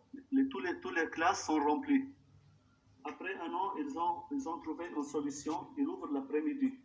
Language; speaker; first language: French; non-native, local second language; Arabic